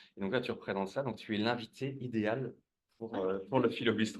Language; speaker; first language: French; native; French